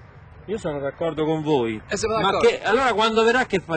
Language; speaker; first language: Italian; native; Italian